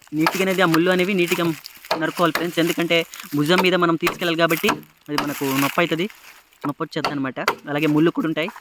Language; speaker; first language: Telugu; non-native, local second language; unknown